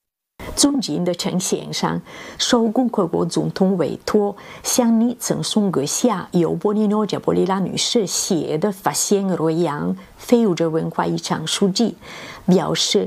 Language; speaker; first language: Chinese; non-native, fluent; Italian